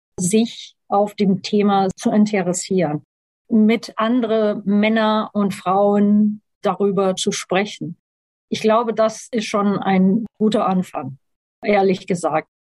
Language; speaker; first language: German; non-native, fluent; Portuguese